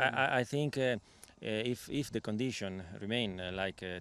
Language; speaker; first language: English; non-native, learner; Italian